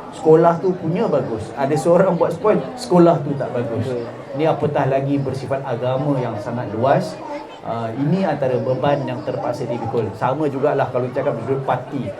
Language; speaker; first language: Malay; native; Malay